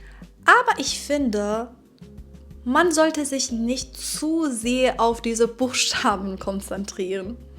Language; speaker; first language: German; non-native, fluent; Persian